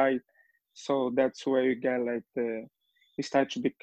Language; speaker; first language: English; non-native, fluent; Portuguese